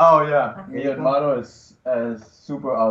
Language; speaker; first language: Spanish; non-native, learner; English